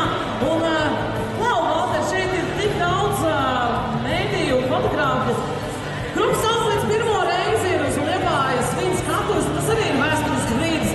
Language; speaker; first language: Latvian; native; Latvian